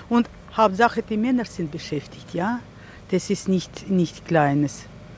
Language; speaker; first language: German; early bilingual, heritage; German